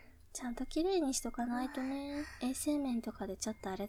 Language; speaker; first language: Japanese; native; Japanese